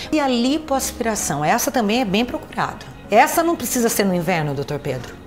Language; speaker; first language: Portuguese; native; Portuguese